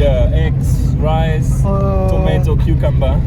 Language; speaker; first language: English; non-native, fluent; German